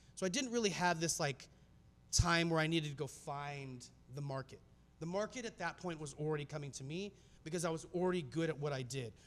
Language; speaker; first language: English; native; English